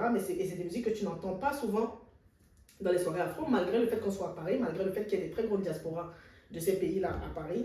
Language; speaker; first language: French; native; French